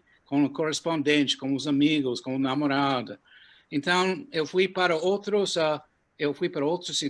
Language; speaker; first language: Portuguese; non-native, fluent; English